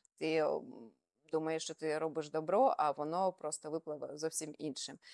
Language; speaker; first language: Ukrainian; native; Ukrainian